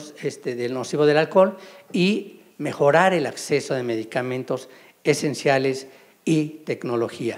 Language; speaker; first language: Spanish; native; Spanish